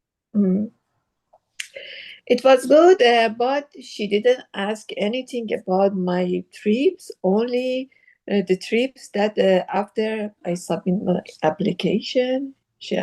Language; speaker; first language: English; non-native, learner; Persian